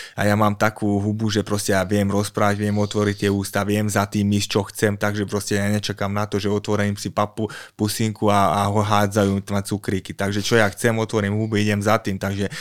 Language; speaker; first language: Slovak; non-native, local second language; Hungarian